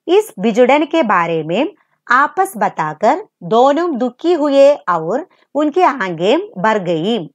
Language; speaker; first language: Hindi; non-native, local second language; Malayalam